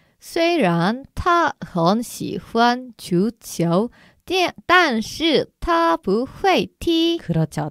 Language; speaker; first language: Chinese; non-native, fluent; Korean